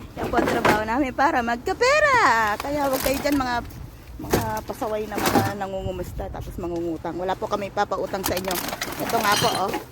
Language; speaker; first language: Filipino; native; Filipino